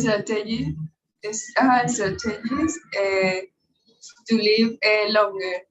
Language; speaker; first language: English; non-native, learner; Spanish